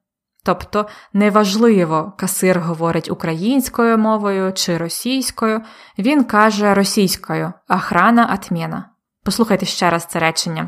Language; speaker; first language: Ukrainian; native; Ukrainian